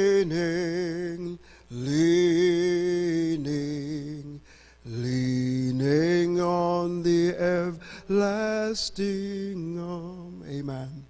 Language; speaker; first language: English; native; English